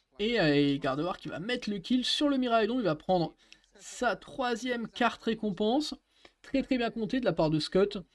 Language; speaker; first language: French; native; French